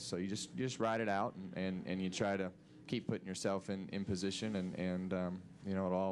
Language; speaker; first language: English; native; English